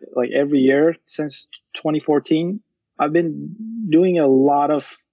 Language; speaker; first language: English; non-native, fluent; Turkish